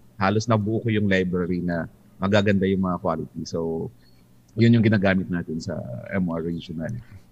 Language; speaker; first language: Filipino; non-native, local second language; Hiligaynon